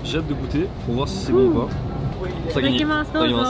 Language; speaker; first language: French; native; French